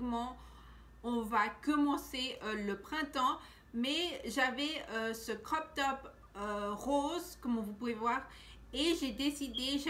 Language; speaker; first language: French; non-native, learner; Spanish